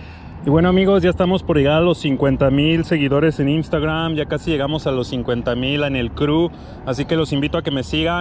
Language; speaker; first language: Spanish; native; Spanish